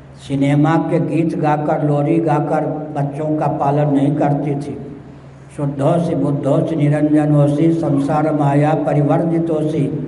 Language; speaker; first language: Hindi; non-native, local second language; Maithili